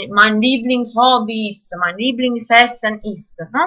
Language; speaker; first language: Italian; non-native, local second language; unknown